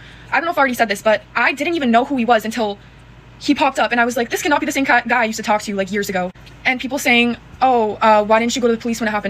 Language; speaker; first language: English; native; English